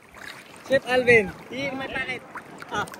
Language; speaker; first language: English; non-native, learner; Filipino